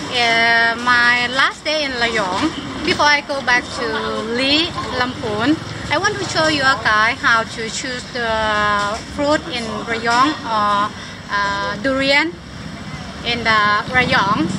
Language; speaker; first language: English; non-native, local second language; Thai